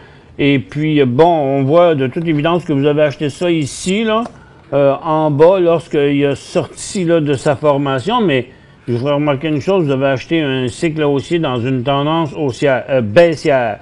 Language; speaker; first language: French; native; French